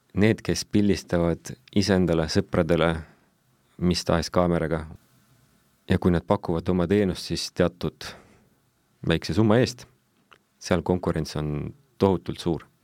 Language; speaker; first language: Estonian; non-native, local second language; Russian